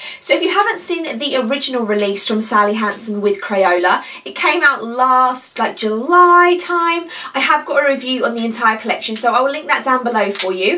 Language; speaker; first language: English; native; English